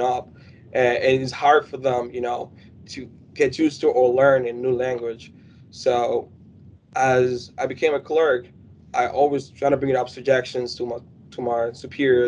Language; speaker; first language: English; non-native, fluent; Spanish